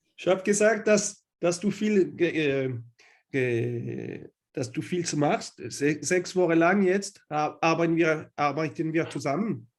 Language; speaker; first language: German; non-native, learner; French